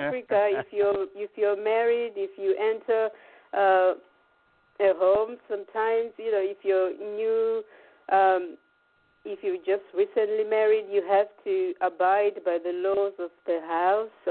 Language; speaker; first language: English; non-native, local second language; Shona